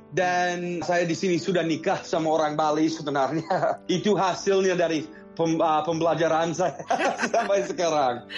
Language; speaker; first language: Indonesian; non-native, fluent; English